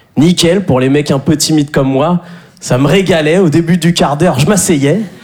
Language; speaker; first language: French; native; French